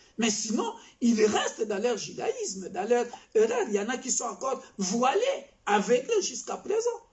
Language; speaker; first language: French; non-native, local second language; Kongo